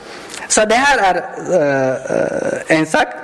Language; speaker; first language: Swedish; non-native, learner; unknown